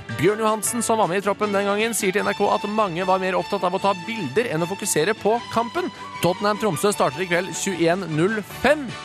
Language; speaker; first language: Norwegian; native; Norwegian